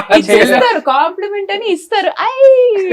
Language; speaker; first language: Telugu; non-native, learner; Malayalam